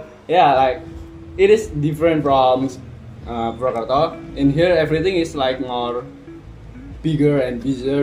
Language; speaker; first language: English; non-native, learner; Javanese